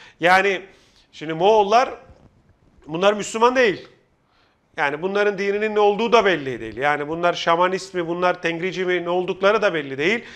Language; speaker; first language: Turkish; native; Turkish